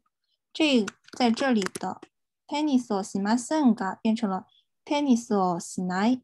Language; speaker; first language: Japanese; non-native, fluent; Chinese